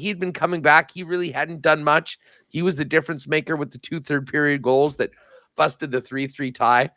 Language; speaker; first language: English; native; English